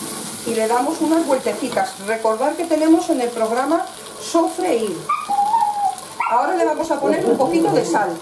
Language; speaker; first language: Spanish; native; Spanish